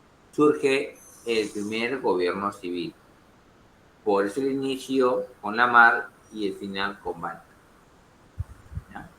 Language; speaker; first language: Spanish; native; Spanish